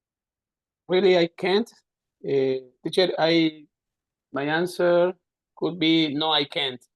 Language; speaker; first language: English; non-native, learner; Spanish